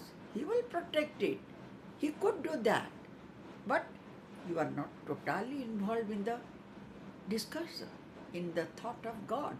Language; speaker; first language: English; non-native, local second language; Odia